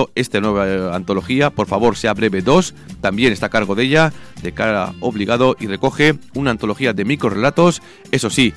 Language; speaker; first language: Spanish; native; Spanish